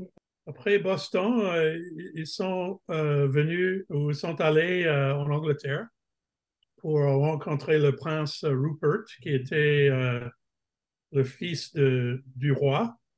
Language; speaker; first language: French; non-native, fluent; English